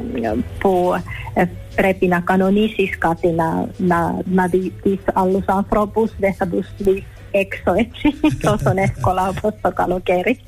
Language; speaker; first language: Greek; early bilingual, heritage; Finnish